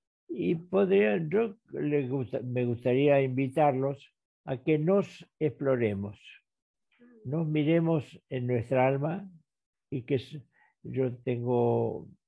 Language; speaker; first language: Spanish; native; Spanish